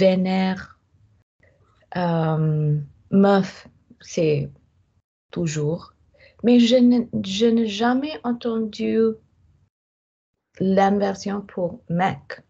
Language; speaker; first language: French; non-native, fluent; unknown